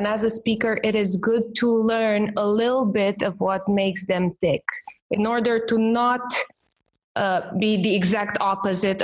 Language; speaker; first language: English; non-native, fluent; Romanian